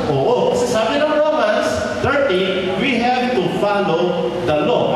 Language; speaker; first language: English; non-native, local second language; Filipino